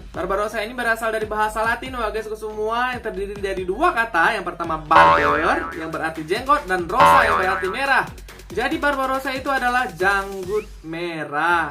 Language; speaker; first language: Indonesian; non-native, local second language; Achinese